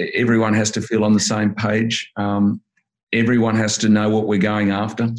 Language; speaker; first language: English; native; English